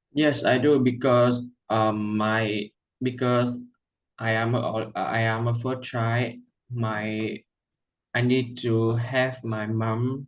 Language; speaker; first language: English; non-native, learner; Vietnamese